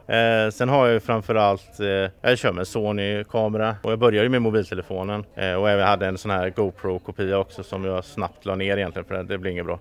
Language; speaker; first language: Swedish; native; Swedish